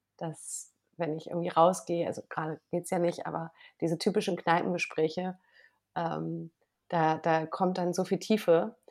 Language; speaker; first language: German; native; German